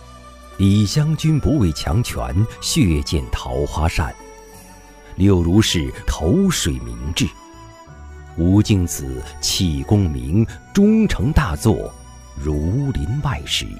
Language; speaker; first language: Chinese; native; Chinese